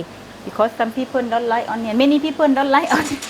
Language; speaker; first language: English; non-native, learner; Thai